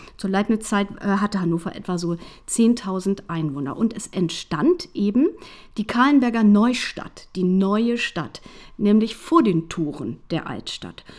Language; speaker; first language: German; native; German